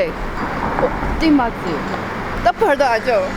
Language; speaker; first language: Korean; non-native, fluent; Chinese